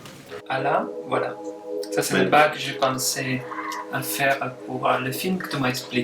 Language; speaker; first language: French; non-native, fluent; Italian